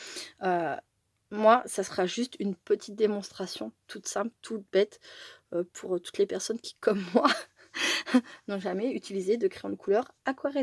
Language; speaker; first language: French; native; French